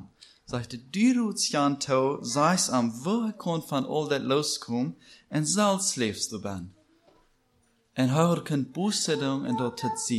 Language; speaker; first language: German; non-native, learner; Plautdietsch